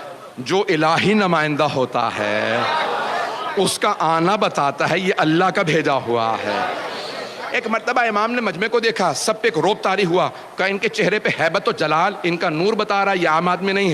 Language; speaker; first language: Urdu; native; Urdu